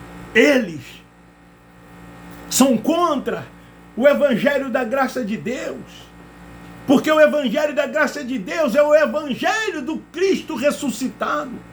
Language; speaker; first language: Portuguese; native; Portuguese